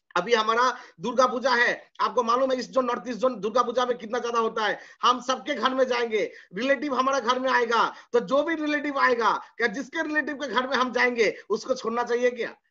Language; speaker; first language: Hindi; non-native, local second language; Bangla